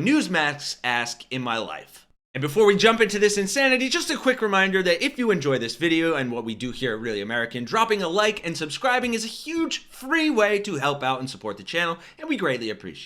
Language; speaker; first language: English; native; English